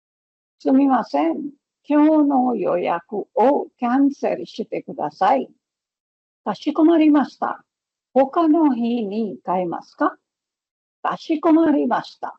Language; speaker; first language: Japanese; non-native, fluent; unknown